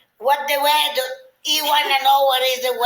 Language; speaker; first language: English; non-native, learner; Italian